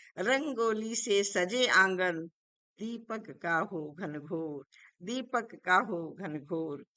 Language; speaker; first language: Hindi; native; Hindi